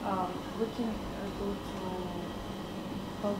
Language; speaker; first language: English; non-native, learner; Russian